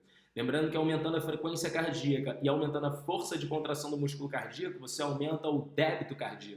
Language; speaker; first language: Portuguese; native; Portuguese